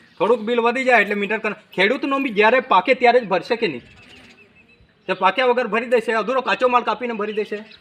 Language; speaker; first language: Gujarati; non-native, local second language; Bhili